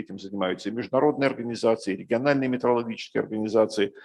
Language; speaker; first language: Russian; native; Russian